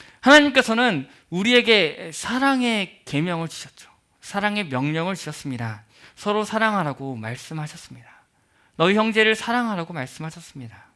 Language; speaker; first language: Korean; native; Korean